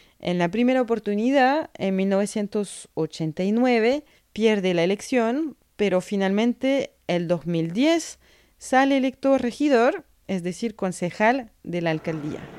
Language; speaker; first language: Spanish; non-native, fluent; French